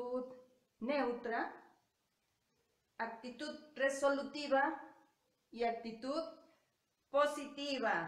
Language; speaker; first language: Spanish; native; Spanish